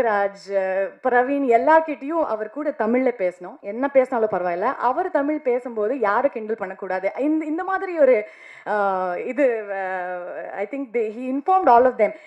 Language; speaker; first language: Tamil; non-native, learner; Kannada